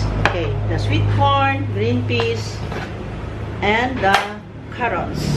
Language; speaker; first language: English; non-native, local second language; Filipino